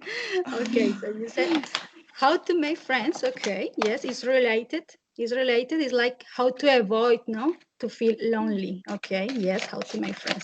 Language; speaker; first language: English; non-native, fluent; Spanish